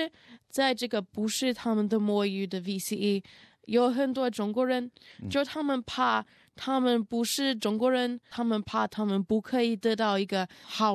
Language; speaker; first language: Chinese; non-native, learner; Russian